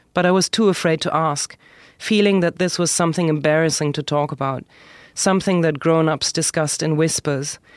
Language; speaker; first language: English; non-native, fluent; German